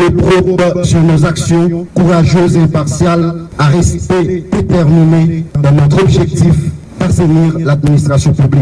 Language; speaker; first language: French; non-native, local second language; Haitian Creole